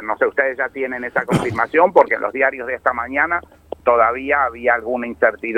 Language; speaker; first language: Spanish; native; Spanish